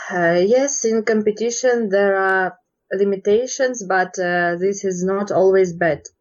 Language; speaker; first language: English; non-native, learner; Russian